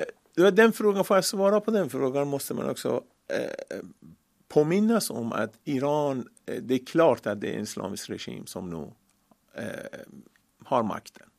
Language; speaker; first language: Swedish; non-native, fluent; Persian